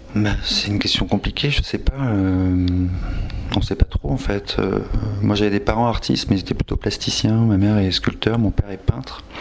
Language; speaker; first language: French; native; French